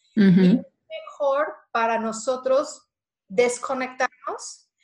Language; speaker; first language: Spanish; non-native, fluent; English